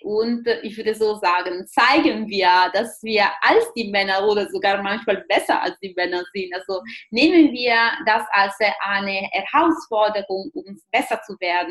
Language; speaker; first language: German; non-native, fluent; Italian